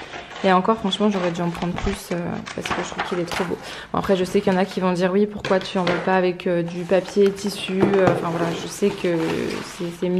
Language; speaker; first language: French; native; French